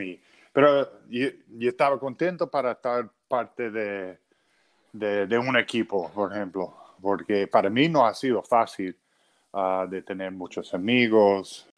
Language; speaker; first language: Spanish; non-native, fluent; English